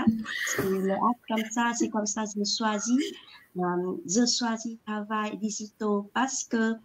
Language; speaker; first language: French; non-native, learner; Vietnamese